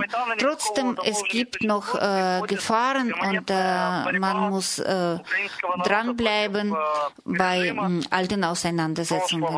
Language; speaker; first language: German; non-native, fluent; Russian